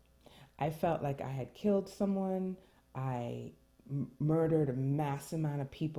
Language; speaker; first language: English; early bilingual, other home language; French